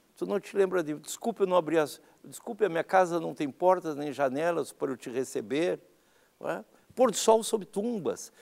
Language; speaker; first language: Portuguese; native; Portuguese